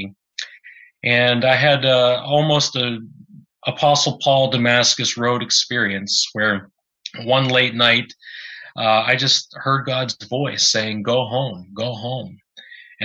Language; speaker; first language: English; native; English